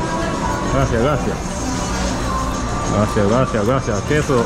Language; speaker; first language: Spanish; non-native, learner; Japanese